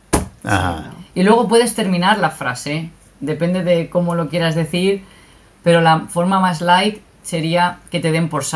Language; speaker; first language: Spanish; native; Spanish